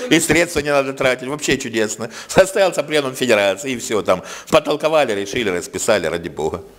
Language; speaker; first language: Russian; native; Russian